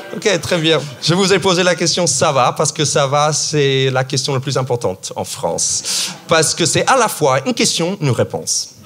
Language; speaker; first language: French; non-native, fluent; English